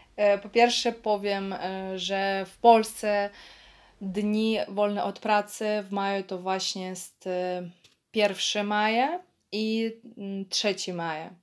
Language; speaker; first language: Polish; non-native, fluent; Russian